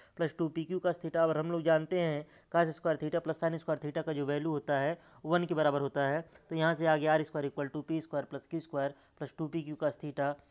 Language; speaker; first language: Hindi; native; Hindi